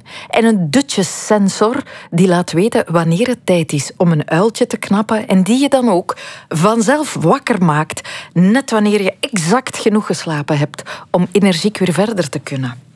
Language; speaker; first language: Dutch; native; Dutch